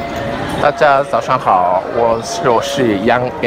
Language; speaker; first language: Chinese; non-native, fluent; Japanese